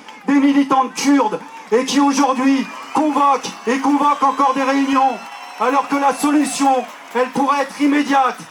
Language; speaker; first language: French; native; French